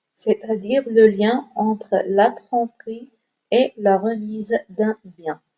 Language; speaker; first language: French; non-native, local second language; Arabic